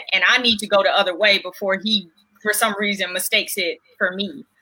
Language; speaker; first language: English; native; English